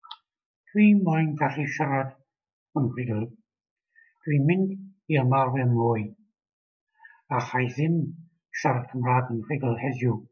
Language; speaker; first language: Welsh; non-native, learner; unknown